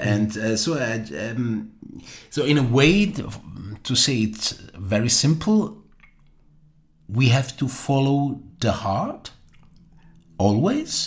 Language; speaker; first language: English; non-native, learner; German